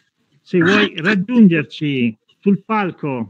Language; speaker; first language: Italian; native; Italian